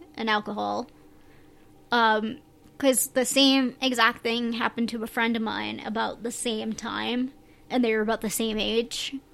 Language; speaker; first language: English; native; English